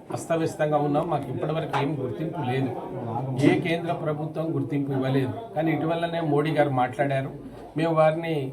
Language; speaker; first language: Telugu; non-native, local second language; Lambadi